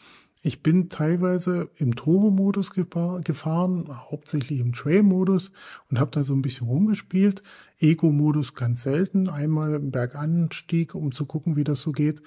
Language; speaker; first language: German; native; German